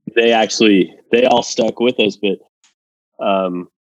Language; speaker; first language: English; non-native, fluent; Spanish